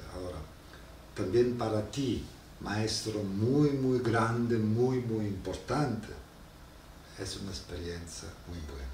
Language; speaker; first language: Spanish; non-native, learner; Italian